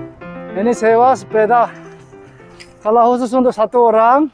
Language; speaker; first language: Indonesian; non-native, fluent; Korean